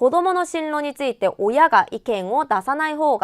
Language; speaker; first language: Japanese; non-native, fluent; Korean